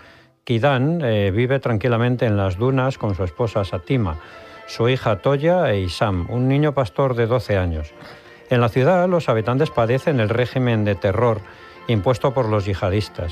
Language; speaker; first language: Spanish; native; Spanish